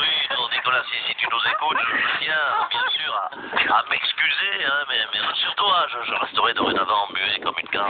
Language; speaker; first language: French; native; French